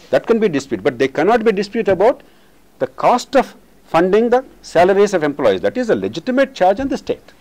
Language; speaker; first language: English; non-native, local second language; Telugu